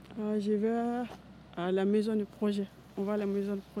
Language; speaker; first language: French; non-native, learner; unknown